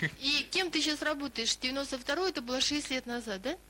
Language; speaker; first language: Russian; native; Russian